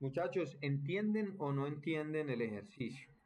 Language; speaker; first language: Spanish; native; Spanish